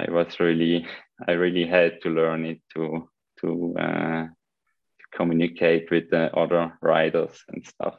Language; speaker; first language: English; non-native, fluent; Swiss German